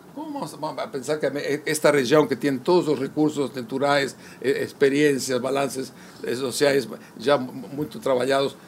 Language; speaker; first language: Spanish; native; Spanish